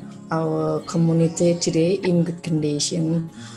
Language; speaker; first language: English; non-native, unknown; Indonesian